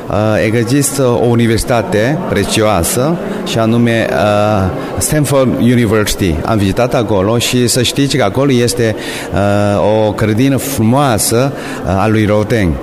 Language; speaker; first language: Romanian; non-native, fluent; Korean